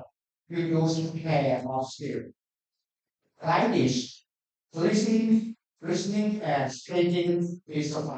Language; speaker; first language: English; non-native, learner; Thai